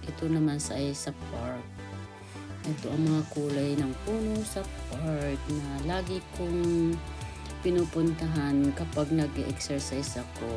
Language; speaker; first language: Filipino; native; Filipino